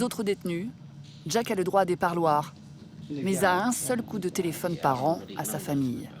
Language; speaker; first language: French; native; French